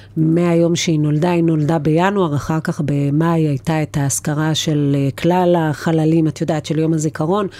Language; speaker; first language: Hebrew; native; Hebrew